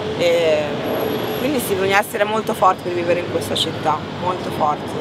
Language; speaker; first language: Italian; early bilingual, other home language; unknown